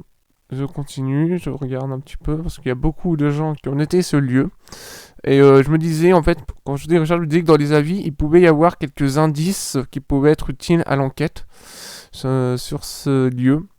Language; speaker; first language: French; native; French